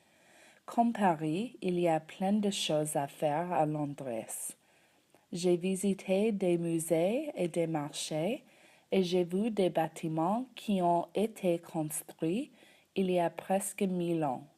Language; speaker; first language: French; non-native, learner; English